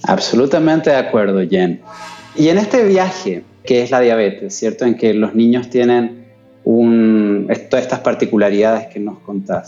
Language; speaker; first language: Spanish; native; Spanish